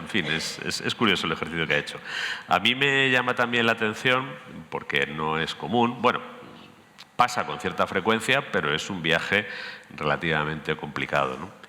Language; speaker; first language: Spanish; native; Spanish